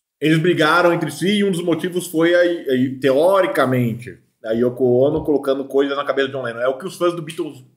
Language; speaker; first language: Portuguese; native; Portuguese